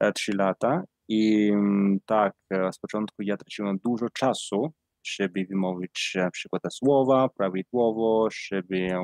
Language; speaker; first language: Polish; non-native, learner; Italian